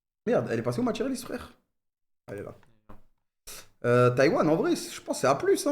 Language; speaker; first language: French; native; French